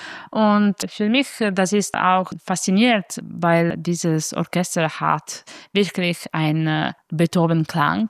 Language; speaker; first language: German; non-native, fluent; Italian